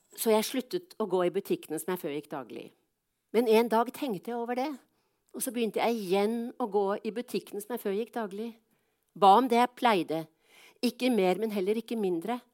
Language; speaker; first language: Norwegian; native; Norwegian